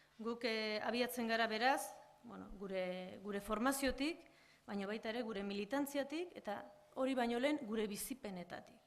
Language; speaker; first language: Basque; native; Basque